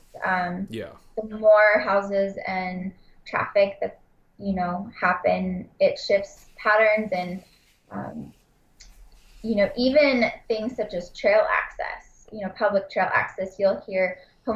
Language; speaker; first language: English; native; English